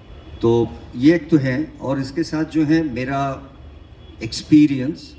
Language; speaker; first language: Hindi; non-native, local second language; Bangla